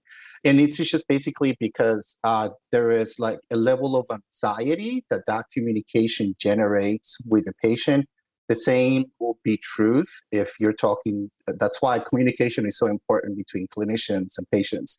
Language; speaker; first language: English; native; English